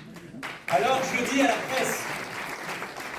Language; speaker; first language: French; native; French